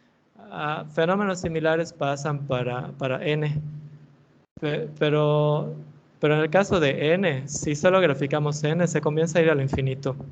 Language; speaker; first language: Spanish; native; Spanish